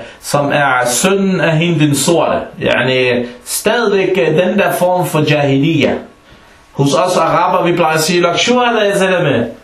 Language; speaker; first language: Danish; early bilingual, other home language; Arabic